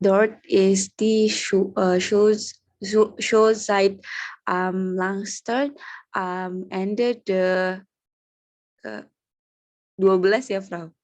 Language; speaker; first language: German; non-native, learner; Indonesian